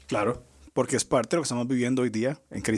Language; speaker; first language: Spanish; native; Spanish